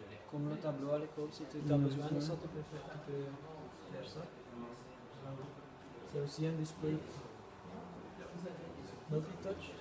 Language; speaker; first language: French; non-native, fluent; Dutch